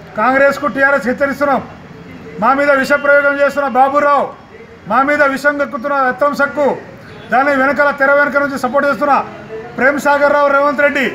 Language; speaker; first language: Telugu; non-native, local second language; Lambadi